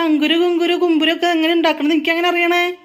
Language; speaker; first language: Malayalam; native; Malayalam